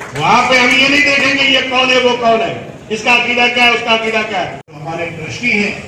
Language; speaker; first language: Urdu; non-native, local second language; Gujarati